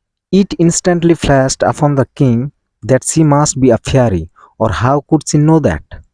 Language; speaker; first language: English; non-native, local second language; Bangla